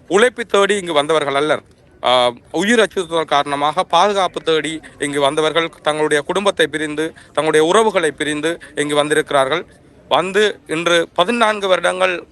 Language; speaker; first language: Tamil; native; Tamil